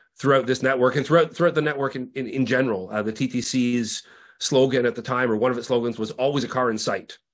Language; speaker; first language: English; native; English